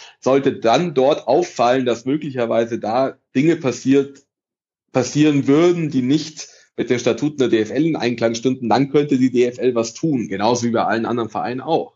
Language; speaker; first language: German; early bilingual, other home language; Italian